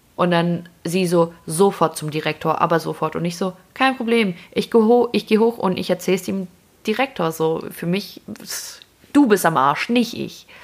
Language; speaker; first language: German; early bilingual, other home language; Russian